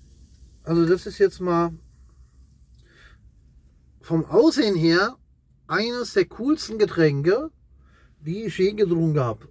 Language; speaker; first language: German; native; German